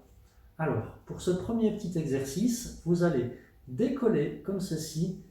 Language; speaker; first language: French; native; French